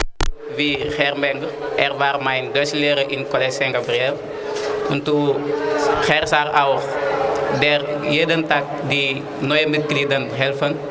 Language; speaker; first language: German; non-native, learner; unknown